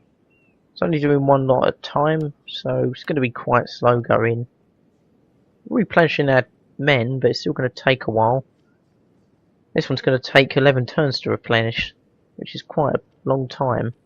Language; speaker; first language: English; native; English